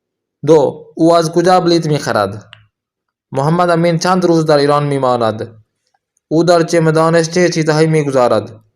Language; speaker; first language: Persian; non-native, fluent; Urdu